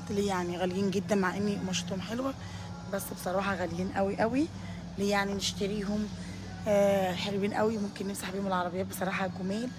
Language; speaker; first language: Arabic; native; Arabic